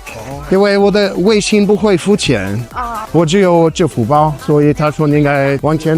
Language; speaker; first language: Chinese; non-native, fluent; English